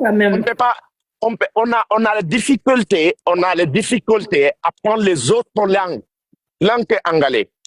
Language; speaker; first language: French; non-native, learner; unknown